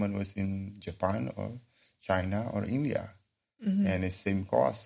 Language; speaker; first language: English; non-native, learner; Indonesian